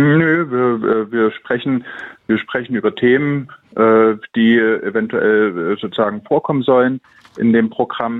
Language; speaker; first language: German; native; German